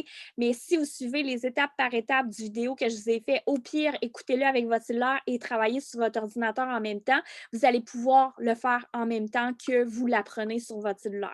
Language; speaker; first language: French; native; French